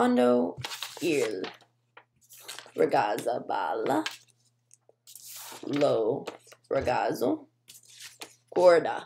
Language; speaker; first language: Italian; non-native, learner; English